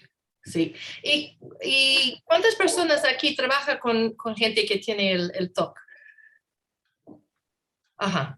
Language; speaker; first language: Spanish; non-native, learner; English